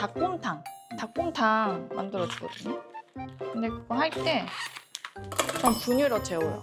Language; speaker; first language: Korean; non-native, fluent; Japanese